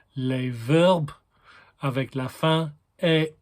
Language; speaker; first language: French; non-native, fluent; English